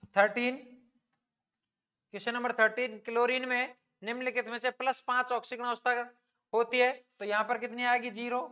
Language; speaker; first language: Hindi; native; Hindi